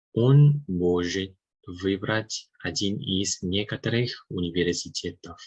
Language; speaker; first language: Russian; non-native, fluent; Korean